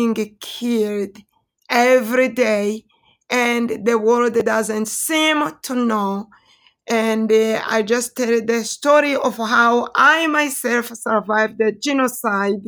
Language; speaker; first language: English; non-native, local second language; Kinyarwanda